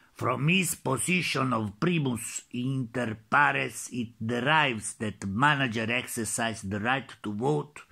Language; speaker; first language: English; non-native, learner; Italian